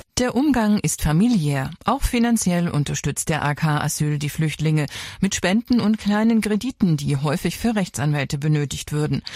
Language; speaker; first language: German; native; German